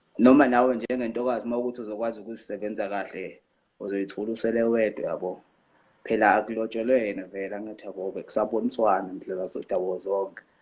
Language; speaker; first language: Zulu; native; Zulu